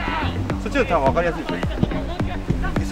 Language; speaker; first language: Japanese; native; Japanese